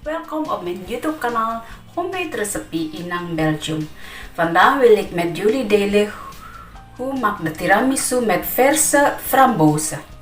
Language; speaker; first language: Dutch; non-native, learner; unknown